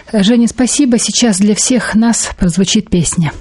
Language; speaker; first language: Russian; native; Russian